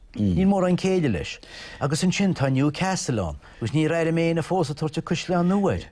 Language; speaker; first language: Irish; native; Irish